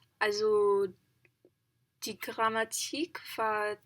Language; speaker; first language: German; non-native, learner; English